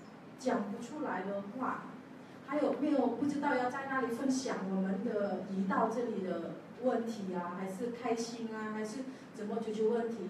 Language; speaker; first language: Chinese; non-native, learner; Javanese